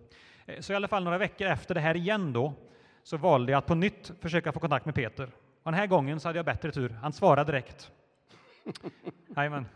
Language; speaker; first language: Swedish; native; Swedish